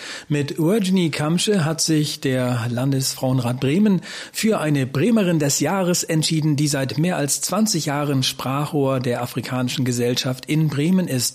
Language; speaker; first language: German; native; German